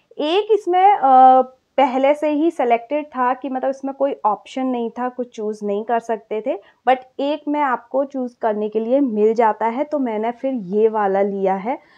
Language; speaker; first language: Hindi; native; Hindi